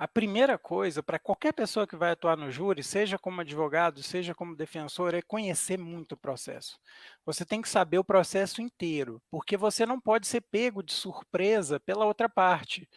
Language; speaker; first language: Portuguese; native; Portuguese